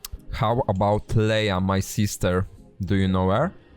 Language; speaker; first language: English; non-native, learner; Polish